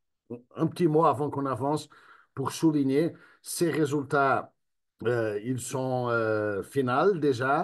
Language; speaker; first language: French; non-native, fluent; Spanish